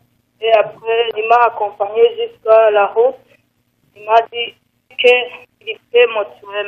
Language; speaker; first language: French; non-native, learner; Rundi